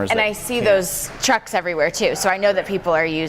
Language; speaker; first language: English; native; English